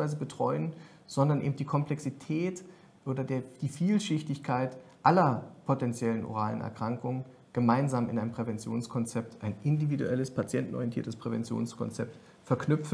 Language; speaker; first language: German; native; German